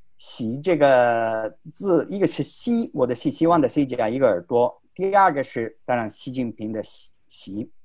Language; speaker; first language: Chinese; non-native, fluent; Italian